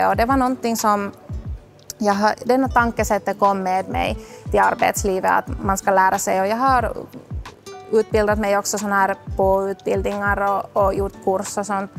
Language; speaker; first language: Swedish; non-native, local second language; Finnish